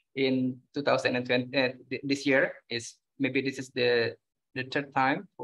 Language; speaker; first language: English; non-native, fluent; Indonesian